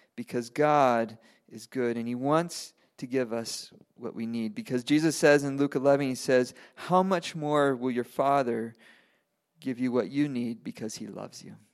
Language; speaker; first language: English; non-native, fluent; Spanish